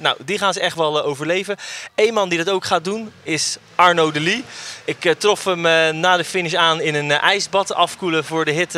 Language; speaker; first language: Dutch; native; Dutch